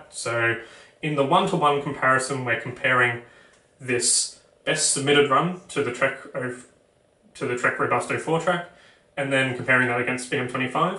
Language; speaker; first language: English; native; English